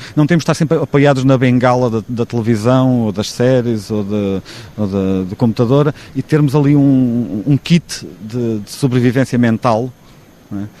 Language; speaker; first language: Portuguese; native; Portuguese